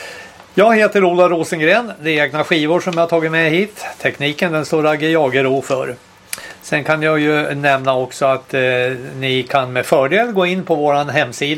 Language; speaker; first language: Swedish; native; Swedish